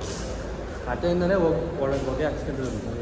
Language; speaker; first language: Kannada; native; Kannada